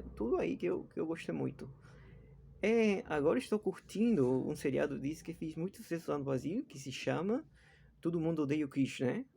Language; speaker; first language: Portuguese; non-native, fluent; Spanish